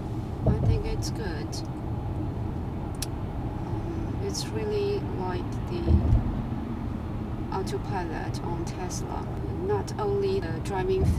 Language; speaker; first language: English; non-native, fluent; Chinese